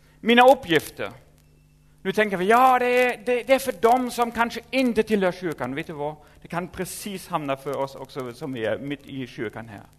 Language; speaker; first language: Swedish; non-native, fluent; German